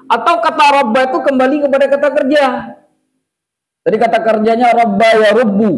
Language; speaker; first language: Indonesian; native; Indonesian